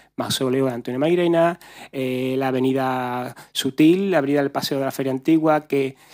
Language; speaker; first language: Spanish; native; Spanish